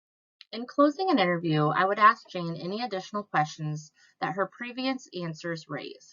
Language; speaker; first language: English; native; English